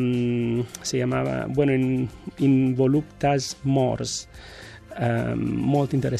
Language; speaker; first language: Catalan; non-native, learner; Italian